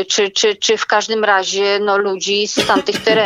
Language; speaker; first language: Polish; native; Polish